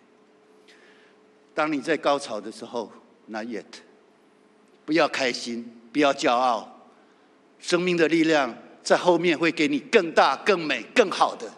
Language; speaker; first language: Chinese; native; Chinese